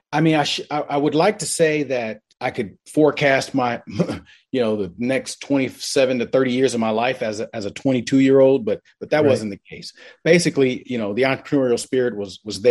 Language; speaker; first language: English; native; English